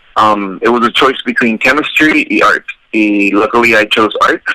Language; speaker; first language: Spanish; native; Spanish